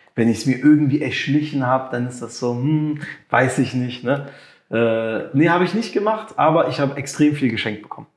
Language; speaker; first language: German; non-native, local second language; French